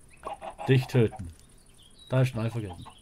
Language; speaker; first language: German; native; German